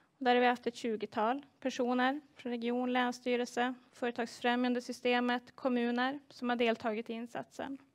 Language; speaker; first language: Swedish; native; Swedish